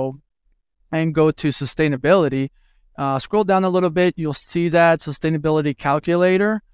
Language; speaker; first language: English; early bilingual, other home language; Spanish